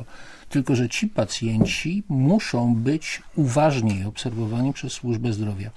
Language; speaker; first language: Polish; native; Polish